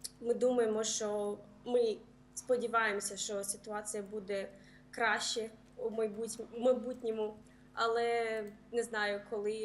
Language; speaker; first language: Ukrainian; early bilingual, heritage; Ukrainian